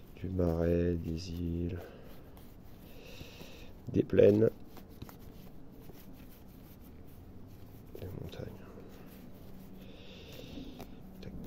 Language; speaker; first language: French; native; French